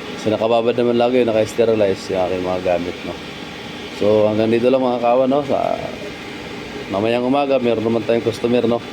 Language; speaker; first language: Filipino; non-native, local second language; Waray